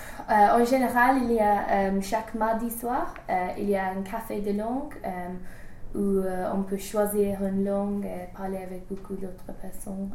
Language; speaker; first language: French; non-native, fluent; English